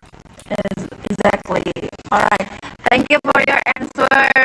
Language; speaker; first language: English; non-native, learner; Indonesian